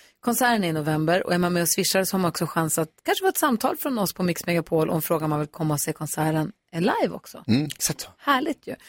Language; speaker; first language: Swedish; native; Swedish